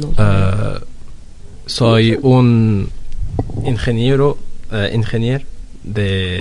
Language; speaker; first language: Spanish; non-native, learner; Arabic